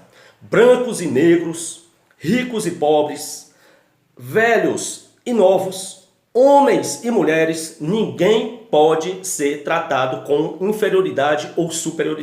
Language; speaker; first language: Portuguese; native; Portuguese